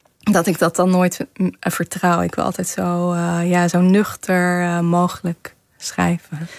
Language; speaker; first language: Dutch; early bilingual, other home language; Kazakh